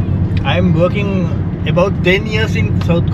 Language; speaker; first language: English; non-native, learner; Sinhala